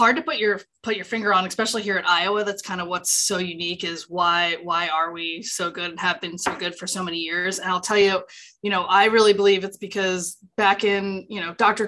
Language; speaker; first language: English; native; English